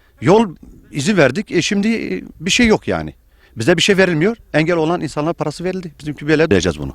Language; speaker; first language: Turkish; non-native, local second language; Kurdish